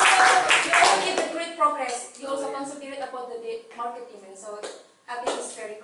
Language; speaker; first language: English; non-native, learner; Indonesian